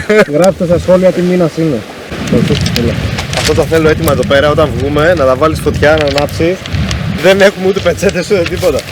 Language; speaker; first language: Greek; native; Greek